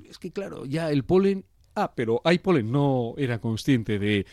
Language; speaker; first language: Spanish; native; Spanish